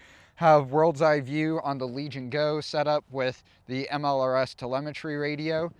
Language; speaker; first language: English; native; English